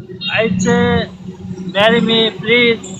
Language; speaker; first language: English; non-native, learner; Urdu